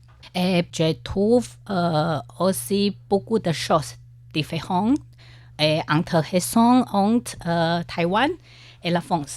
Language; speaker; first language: French; non-native, learner; Chinese